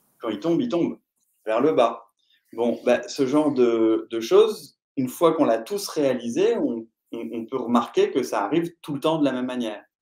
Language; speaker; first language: French; native; French